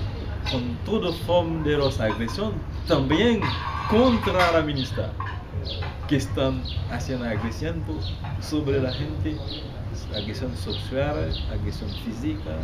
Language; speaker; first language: Spanish; non-native, learner; Haitian Creole